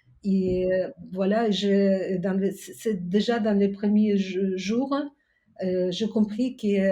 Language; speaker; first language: French; non-native, fluent; Ukrainian